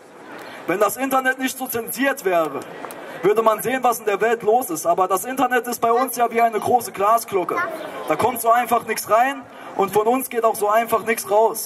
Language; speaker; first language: German; native; German